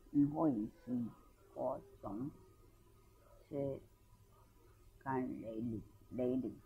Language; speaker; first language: Cantonese; non-native, learner; Japanese